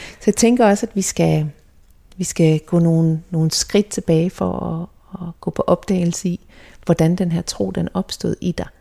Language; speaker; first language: Danish; native; Danish